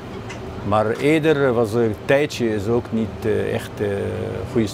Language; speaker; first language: Dutch; non-native, learner; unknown